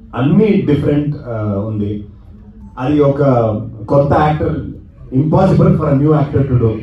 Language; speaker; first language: Telugu; non-native, learner; Kannada